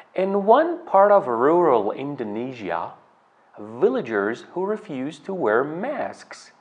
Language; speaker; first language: English; non-native, fluent; Persian